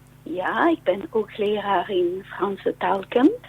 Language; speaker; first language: Dutch; non-native, learner; French